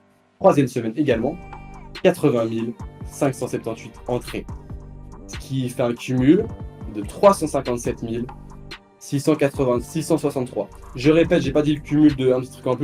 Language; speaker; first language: French; native; French